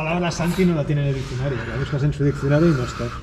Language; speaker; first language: Spanish; native; Spanish